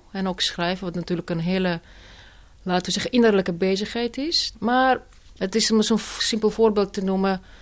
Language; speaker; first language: Dutch; non-native, fluent; Russian